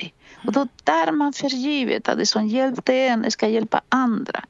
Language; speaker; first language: Swedish; non-native, fluent; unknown